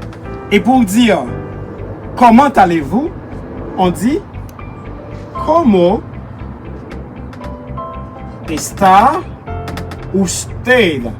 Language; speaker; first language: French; non-native, local second language; Haitian Creole